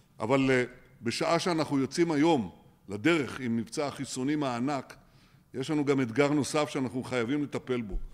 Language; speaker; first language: Hebrew; native; Hebrew